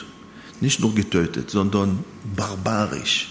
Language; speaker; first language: German; non-native, fluent; Hebrew